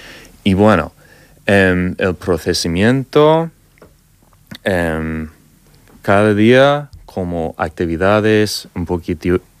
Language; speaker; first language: Spanish; non-native, learner; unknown